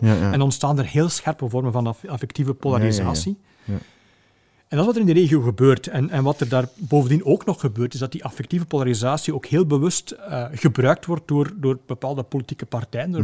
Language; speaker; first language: Dutch; native; Dutch